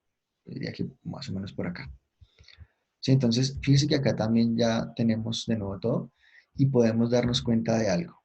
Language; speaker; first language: Spanish; native; Spanish